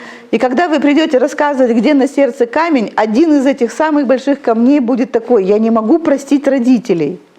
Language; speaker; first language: Russian; native; Russian